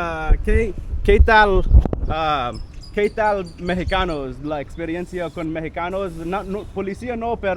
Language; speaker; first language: Spanish; non-native, learner; English